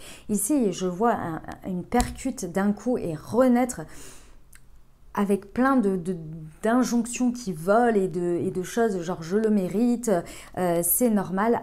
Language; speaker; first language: French; native; French